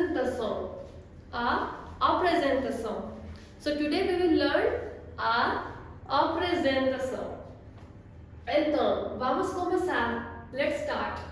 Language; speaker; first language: Portuguese; non-native, fluent; Hindi